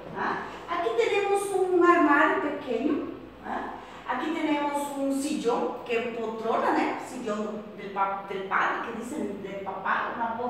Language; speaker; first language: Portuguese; non-native, fluent; Spanish